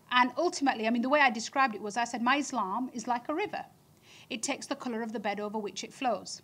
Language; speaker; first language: English; native; English